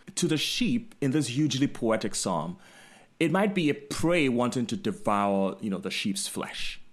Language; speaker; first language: English; non-native, local second language; Akan